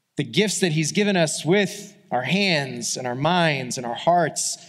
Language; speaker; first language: English; native; English